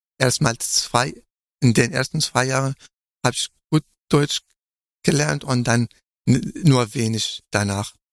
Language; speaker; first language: German; non-native, fluent; Arabic